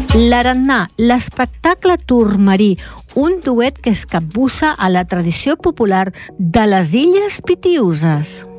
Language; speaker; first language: Catalan; native; Catalan